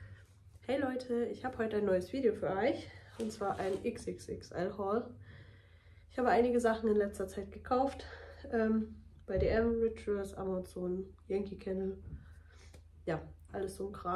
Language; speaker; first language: German; native; German